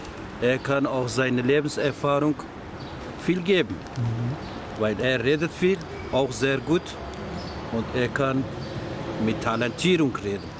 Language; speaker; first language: German; non-native, learner; Turkish